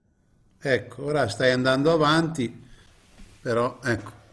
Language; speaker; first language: Italian; native; Italian